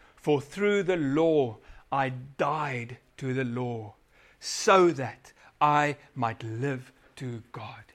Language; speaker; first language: English; non-native, local second language; Afrikaans